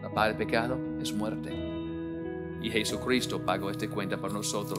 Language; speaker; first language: Spanish; non-native, learner; English